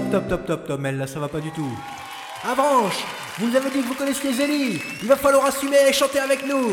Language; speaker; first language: French; native; French